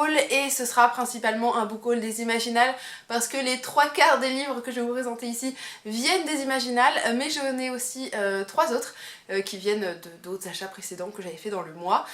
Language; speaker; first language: French; native; French